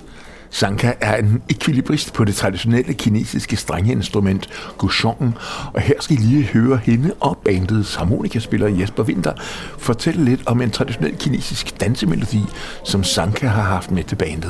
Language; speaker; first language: Danish; native; Danish